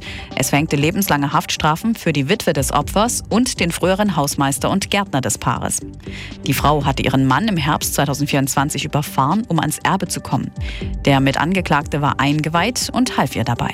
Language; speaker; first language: German; native; German